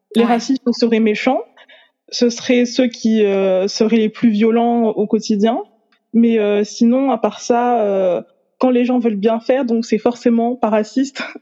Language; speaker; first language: French; native; French